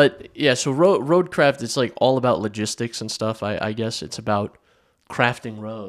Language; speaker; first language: English; native; English